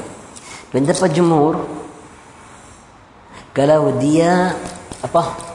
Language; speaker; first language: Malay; non-native, fluent; Arabic